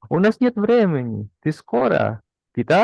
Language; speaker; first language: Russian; non-native, fluent; Indonesian